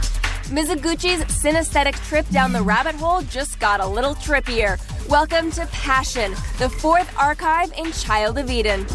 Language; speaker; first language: English; native; English